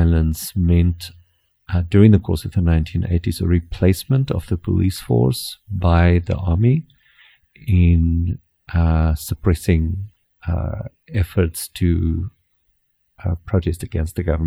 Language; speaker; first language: English; non-native, local second language; Afrikaans